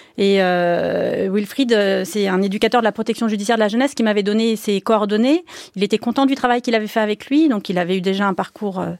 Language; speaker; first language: French; native; French